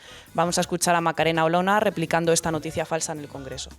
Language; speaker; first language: Spanish; native; Spanish